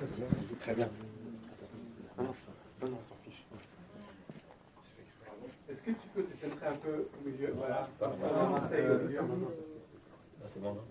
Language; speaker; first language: French; native; French